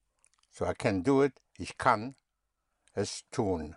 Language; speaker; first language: German; non-native, fluent; English